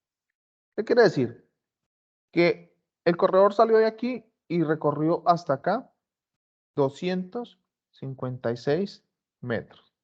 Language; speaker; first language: Spanish; native; Spanish